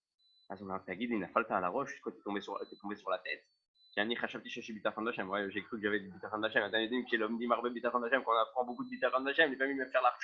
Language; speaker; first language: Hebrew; non-native, fluent; French